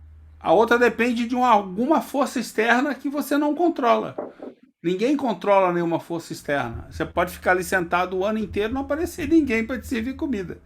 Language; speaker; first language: Portuguese; native; Portuguese